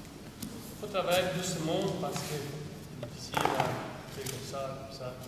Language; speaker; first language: French; non-native, fluent; Romanian